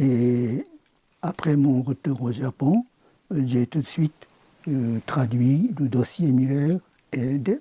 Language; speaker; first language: French; non-native, fluent; Japanese